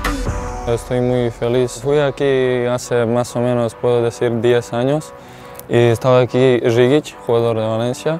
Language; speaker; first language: Spanish; non-native, learner; Serbian